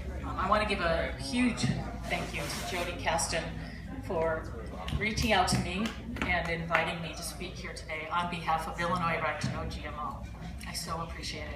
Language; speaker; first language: English; native; English